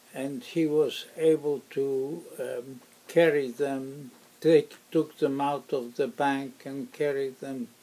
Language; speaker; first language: English; non-native, fluent; Ukrainian